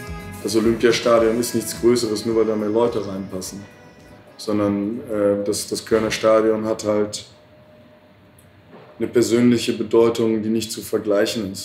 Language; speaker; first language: German; native; German